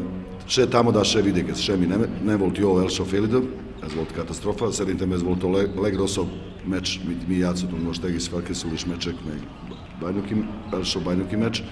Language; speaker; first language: Hungarian; non-native, learner; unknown